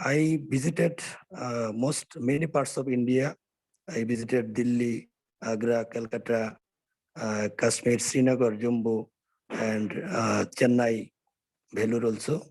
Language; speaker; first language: English; non-native, learner; Bangla